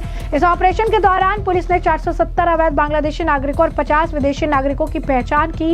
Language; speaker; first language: Hindi; native; Hindi